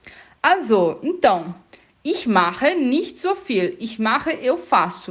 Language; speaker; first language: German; non-native, fluent; Portuguese